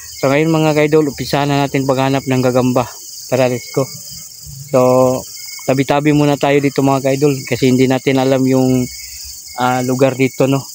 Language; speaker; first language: Filipino; non-native, local second language; Cebuano